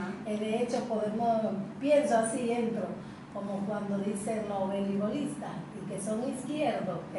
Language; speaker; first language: Spanish; native; Spanish